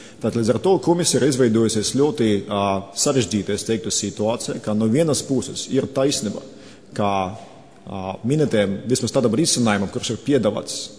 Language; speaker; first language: Latvian; non-native, local second language; Russian